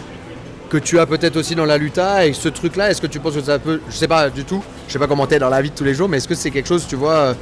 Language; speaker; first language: French; native; French